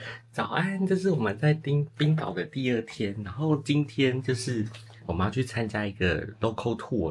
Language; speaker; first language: Chinese; native; Chinese